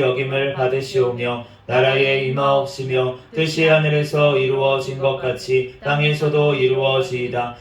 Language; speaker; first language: Korean; native; Korean